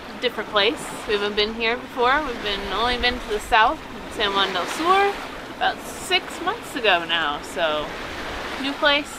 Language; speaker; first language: English; native; English